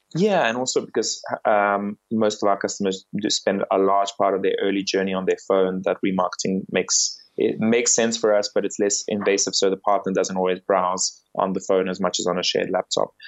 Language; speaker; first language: English; early bilingual, other home language; Bulgarian